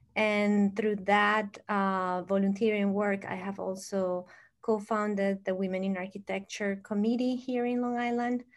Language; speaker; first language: English; non-native, fluent; Spanish